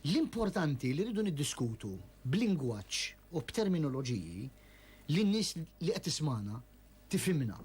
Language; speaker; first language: Maltese; native; Maltese